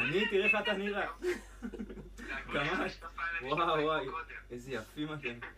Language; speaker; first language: Hebrew; native; Hebrew